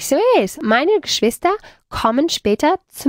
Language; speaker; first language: German; non-native, fluent; Spanish